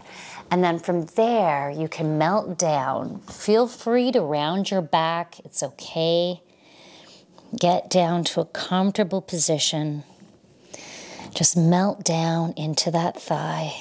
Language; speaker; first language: English; native; English